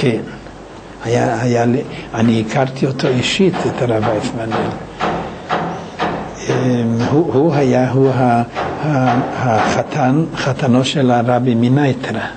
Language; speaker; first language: Hebrew; non-native, fluent; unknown